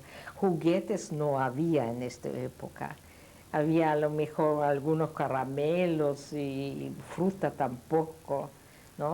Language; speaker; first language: Spanish; non-native, fluent; Yiddish